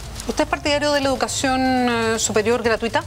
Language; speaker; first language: Spanish; native; Spanish